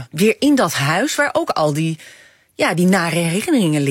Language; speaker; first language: Dutch; native; Dutch